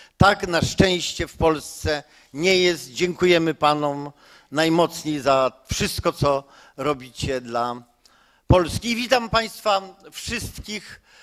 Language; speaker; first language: Polish; native; Polish